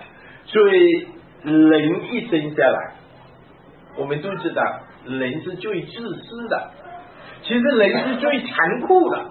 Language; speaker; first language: Chinese; native; Chinese